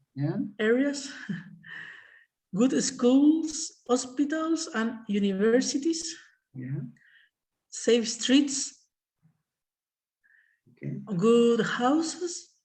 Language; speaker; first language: English; non-native, learner; Spanish